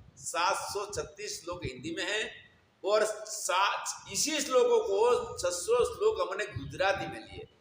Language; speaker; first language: Hindi; non-native, local second language; Gujarati